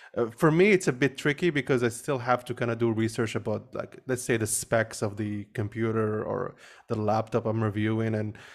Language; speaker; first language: English; early bilingual, other home language; Arabic